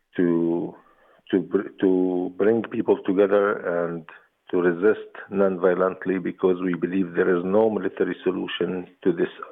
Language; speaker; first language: English; non-native, fluent; Arabic